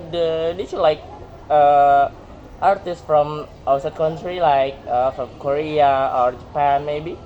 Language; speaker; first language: English; non-native, learner; Indonesian